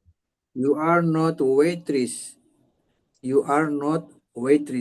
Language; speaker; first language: English; non-native, learner; Indonesian